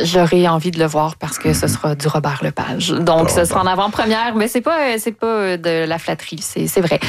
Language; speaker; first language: French; native; French